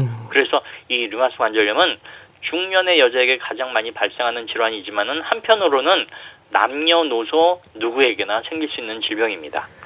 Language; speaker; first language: Korean; native; Korean